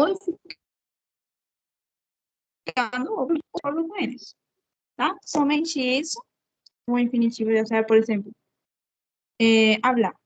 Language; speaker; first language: Portuguese; non-native, fluent; Spanish